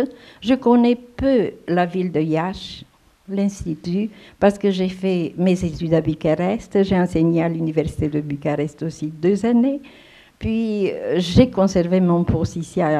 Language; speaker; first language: French; non-native, fluent; Romanian